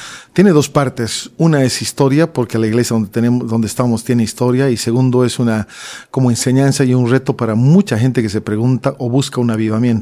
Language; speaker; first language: Spanish; native; Spanish